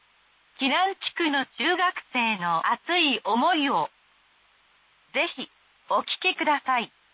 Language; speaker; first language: Japanese; native; Japanese